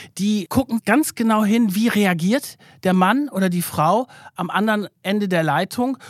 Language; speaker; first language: German; early bilingual, other home language; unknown